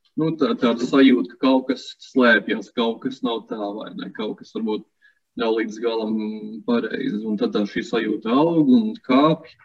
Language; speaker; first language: Latvian; native; Latvian